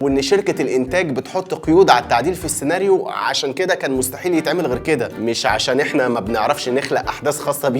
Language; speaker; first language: Arabic; native; Arabic